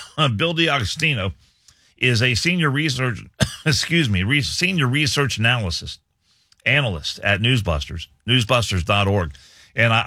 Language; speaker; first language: English; native; English